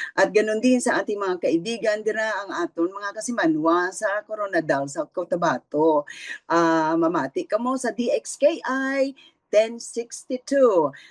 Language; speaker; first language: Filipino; non-native, local second language; Hiligaynon